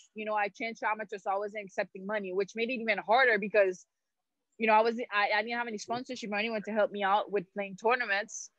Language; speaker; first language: English; non-native, fluent; Haitian Creole